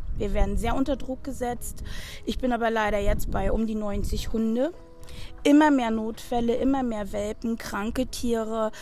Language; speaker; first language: German; native; German